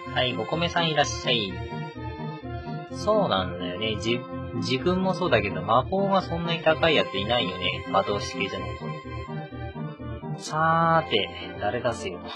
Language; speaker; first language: Japanese; native; Japanese